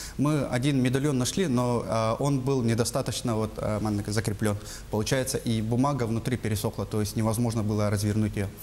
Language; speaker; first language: Russian; non-native, local second language; Yakut